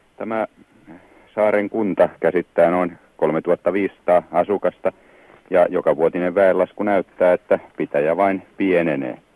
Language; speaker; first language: Finnish; native; Finnish